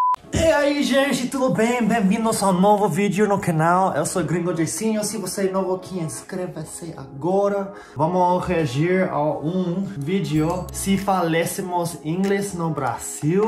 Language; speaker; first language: Portuguese; non-native, learner; English